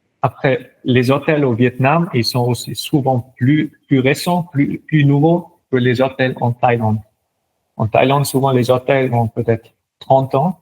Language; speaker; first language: French; non-native, local second language; German